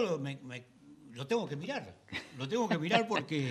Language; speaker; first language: Spanish; native; Spanish